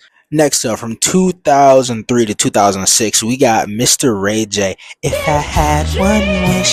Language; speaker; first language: English; native; English